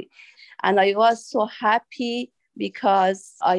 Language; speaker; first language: English; non-native, learner; Persian